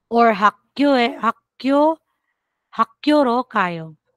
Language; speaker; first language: Korean; non-native, fluent; Filipino